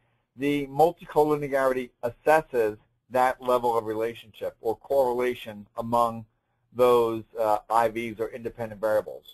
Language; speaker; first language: English; native; English